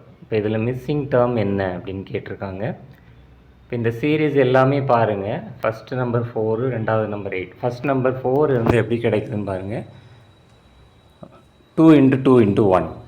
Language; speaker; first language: Tamil; native; Tamil